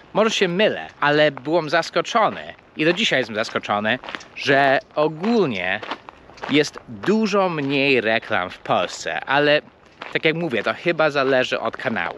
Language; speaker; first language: Polish; non-native, fluent; English